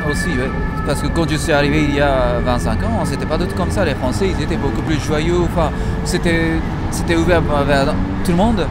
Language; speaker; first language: French; non-native, fluent; Japanese